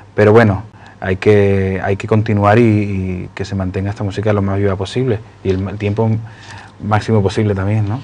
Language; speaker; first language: Spanish; native; Spanish